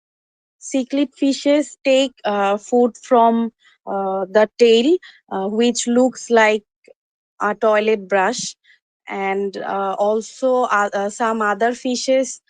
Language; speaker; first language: English; non-native, learner; Bangla